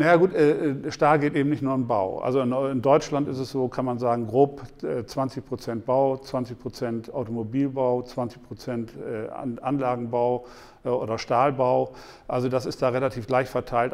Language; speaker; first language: German; native; German